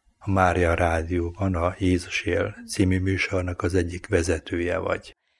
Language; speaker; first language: Hungarian; native; Hungarian